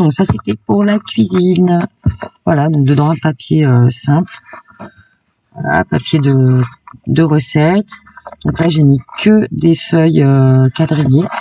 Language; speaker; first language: French; native; French